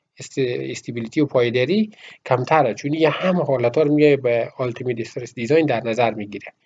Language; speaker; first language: Persian; native; Persian